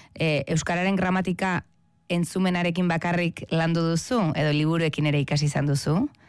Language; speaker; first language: Basque; native; Basque